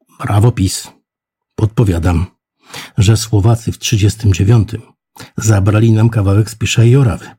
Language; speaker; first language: Polish; native; Polish